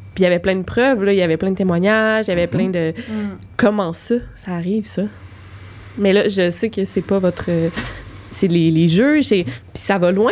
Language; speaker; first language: French; native; French